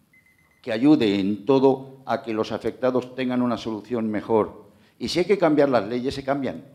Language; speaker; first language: Spanish; native; Spanish